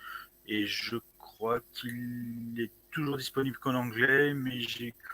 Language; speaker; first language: French; native; French